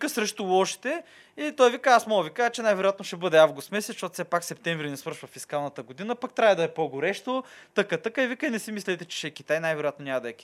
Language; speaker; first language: Bulgarian; native; Bulgarian